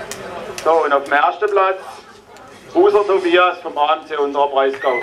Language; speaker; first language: German; native; German